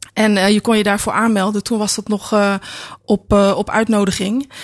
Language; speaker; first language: Dutch; native; Dutch